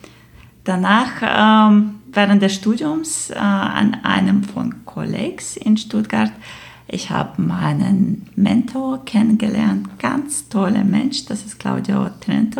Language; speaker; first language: German; non-native, fluent; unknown